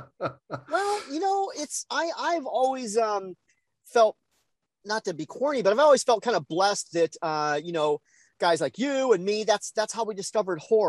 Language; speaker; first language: English; native; English